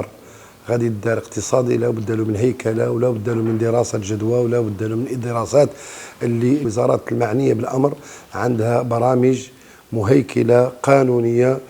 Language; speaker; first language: Arabic; native; Arabic